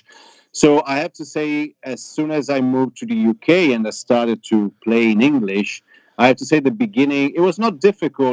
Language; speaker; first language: English; non-native, fluent; Italian